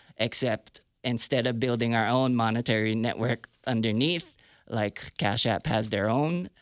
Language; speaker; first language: English; native; English